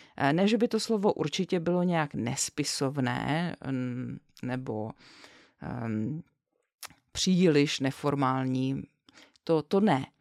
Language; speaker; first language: Czech; native; Czech